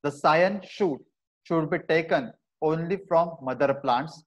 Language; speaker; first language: English; non-native, local second language; Marathi